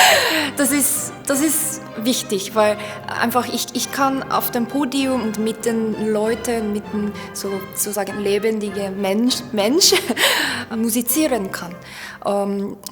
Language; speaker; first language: German; non-native, fluent; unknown